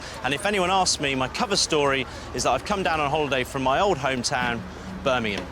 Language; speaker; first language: English; native; English